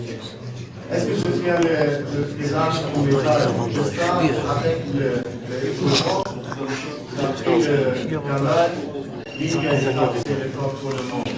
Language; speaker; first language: French; non-native, learner; German